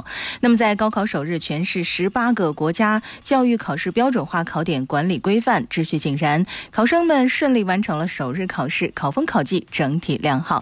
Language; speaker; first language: Chinese; native; Chinese